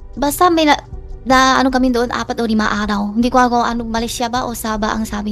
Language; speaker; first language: Filipino; non-native, learner; Chinese